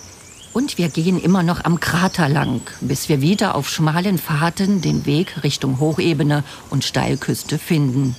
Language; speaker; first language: German; native; German